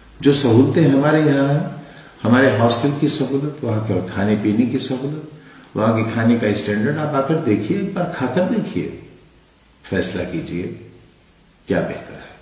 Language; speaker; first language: Urdu; native; Urdu